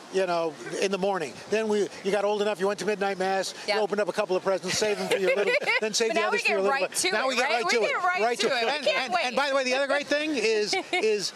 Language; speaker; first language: English; native; English